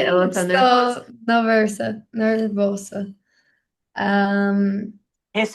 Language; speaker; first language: Portuguese; non-native, learner; English